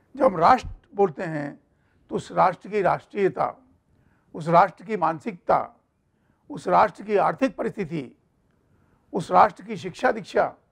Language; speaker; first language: Hindi; non-native, local second language; Marathi